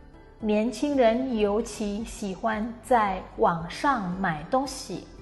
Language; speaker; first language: Chinese; non-native, fluent; Indonesian